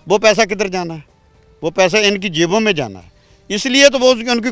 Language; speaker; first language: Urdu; non-native, local second language; Punjabi